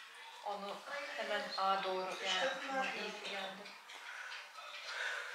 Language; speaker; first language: Turkish; non-native, learner; Bosnian